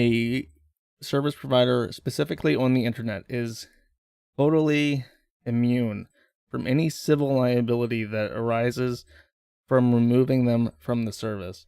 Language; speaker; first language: English; native; English